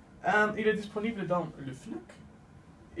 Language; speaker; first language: French; non-native, learner; Dutch